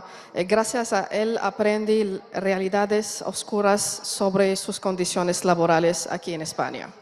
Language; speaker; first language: Spanish; non-native, learner; Arabic